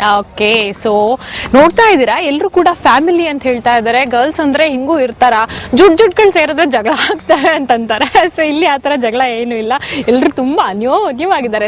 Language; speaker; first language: Kannada; native; Kannada